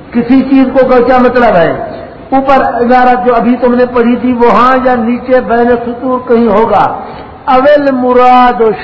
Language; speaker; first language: Urdu; non-native, local second language; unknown